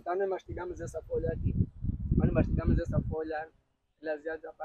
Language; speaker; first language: Portuguese; non-native, local second language; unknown